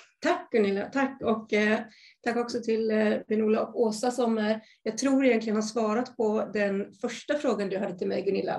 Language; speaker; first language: Swedish; native; Swedish